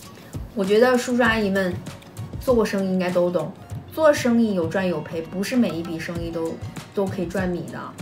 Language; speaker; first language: Chinese; native; Chinese